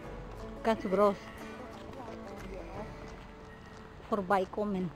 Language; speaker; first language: German; non-native, learner; Indonesian